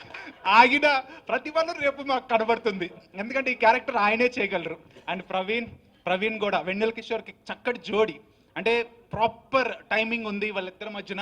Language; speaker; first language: Telugu; native; Telugu